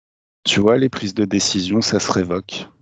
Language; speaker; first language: French; native; French